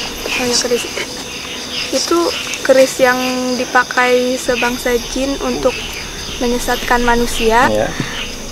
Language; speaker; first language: Indonesian; native; Indonesian